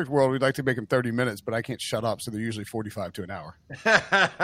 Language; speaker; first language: English; native; English